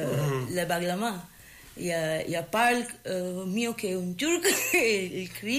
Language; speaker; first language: French; non-native, learner; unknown